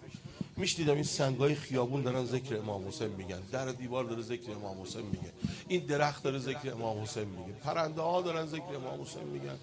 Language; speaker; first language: Persian; native; Persian